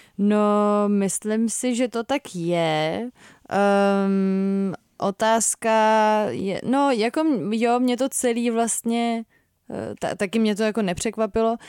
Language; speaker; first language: Czech; native; Czech